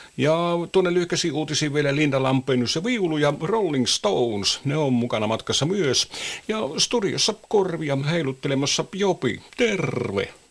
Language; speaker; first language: Finnish; native; Finnish